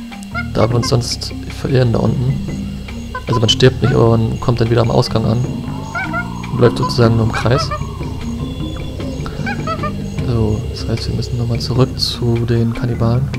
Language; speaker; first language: German; native; German